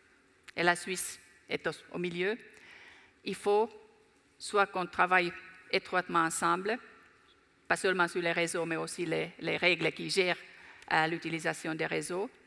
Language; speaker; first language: French; non-native, fluent; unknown